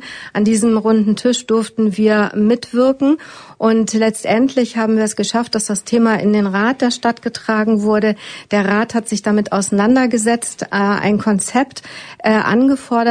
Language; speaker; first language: German; native; German